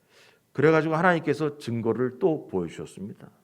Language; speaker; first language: Korean; native; Korean